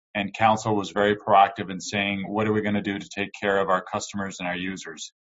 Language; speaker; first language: English; native; English